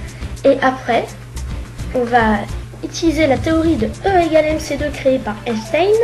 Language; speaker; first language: French; native; French